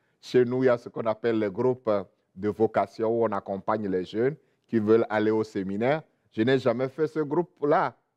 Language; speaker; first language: French; non-native, local second language; Ewe